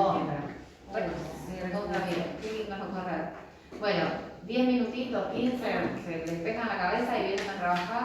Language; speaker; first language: Spanish; native; Spanish